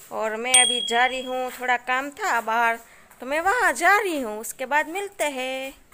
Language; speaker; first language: Hindi; non-native, local second language; Gujarati